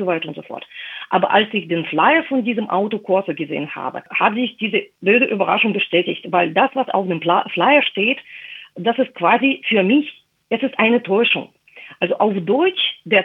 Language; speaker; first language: German; non-native, fluent; Russian